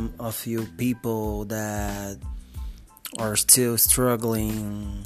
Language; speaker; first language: English; non-native, fluent; Portuguese